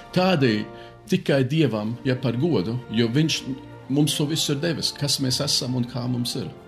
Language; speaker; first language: Latvian; early bilingual, heritage; Latvian